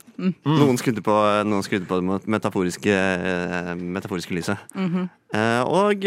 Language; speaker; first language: Norwegian; native; Norwegian